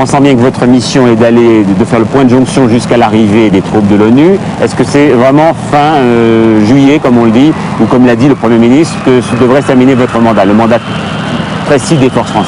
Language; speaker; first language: French; native; French